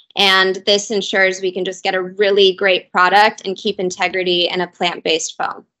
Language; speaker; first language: English; native; English